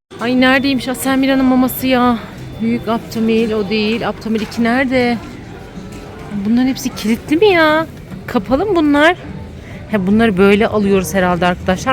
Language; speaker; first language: Turkish; native; Turkish